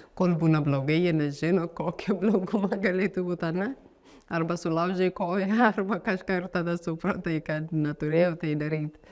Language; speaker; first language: Lithuanian; non-native, fluent; Amharic